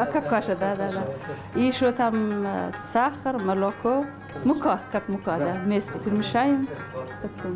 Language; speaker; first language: Russian; non-native, learner; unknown